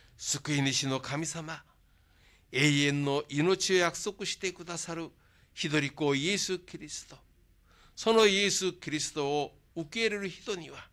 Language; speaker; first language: Japanese; non-native, fluent; Korean